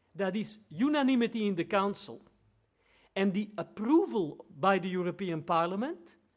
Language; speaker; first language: English; non-native, fluent; Dutch